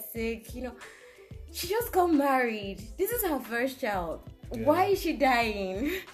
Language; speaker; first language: English; non-native, local second language; Igbo